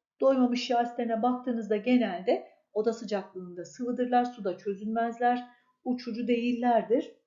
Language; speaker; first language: Turkish; native; Turkish